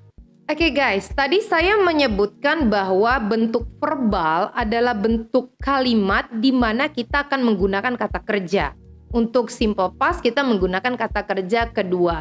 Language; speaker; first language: Indonesian; native; Indonesian